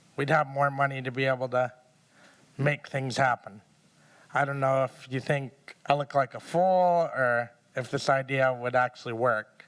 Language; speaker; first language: English; native; English